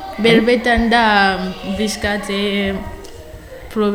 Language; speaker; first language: Basque; non-native, learner; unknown